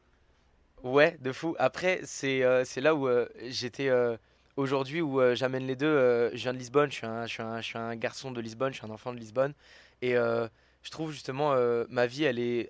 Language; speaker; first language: French; native; French